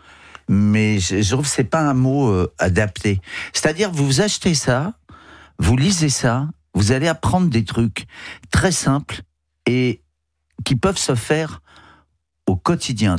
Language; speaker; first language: French; native; French